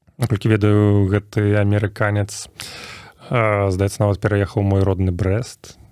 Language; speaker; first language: Belarusian; native; Belarusian